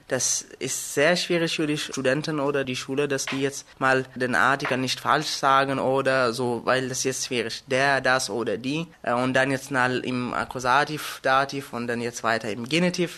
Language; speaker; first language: German; non-native, fluent; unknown